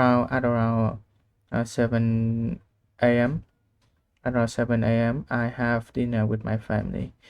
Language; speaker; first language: English; non-native, learner; Vietnamese